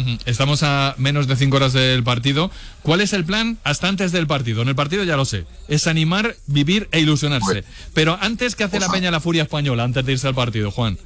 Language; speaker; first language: Spanish; native; Spanish